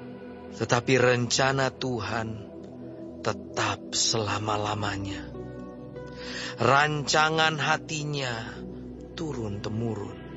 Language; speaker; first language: Indonesian; native; Indonesian